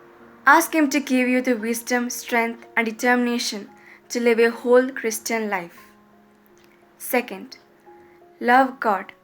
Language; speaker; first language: English; non-native, local second language; Malayalam